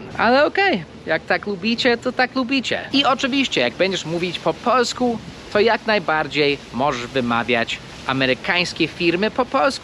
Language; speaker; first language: Polish; non-native, fluent; English